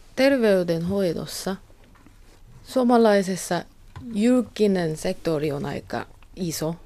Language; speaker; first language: Finnish; non-native, learner; Korean